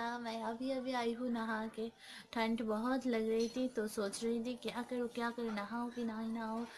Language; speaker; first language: Hindi; non-native, local second language; Bangla